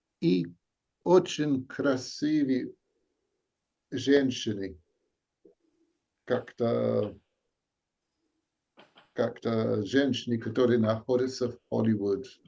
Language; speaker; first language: Russian; non-native, learner; English